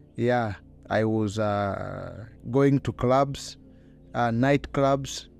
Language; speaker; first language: English; non-native, local second language; Luyia